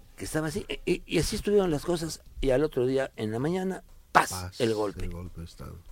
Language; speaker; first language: Spanish; native; Spanish